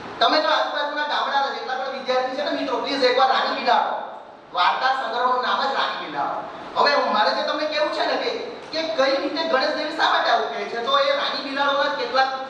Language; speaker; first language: Gujarati; native; Gujarati